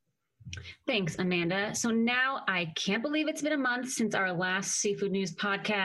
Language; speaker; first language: English; native; English